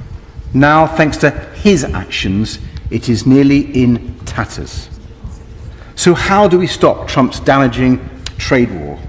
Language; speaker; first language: English; native; English